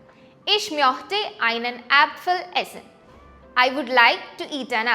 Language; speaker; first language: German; non-native, fluent; Malayalam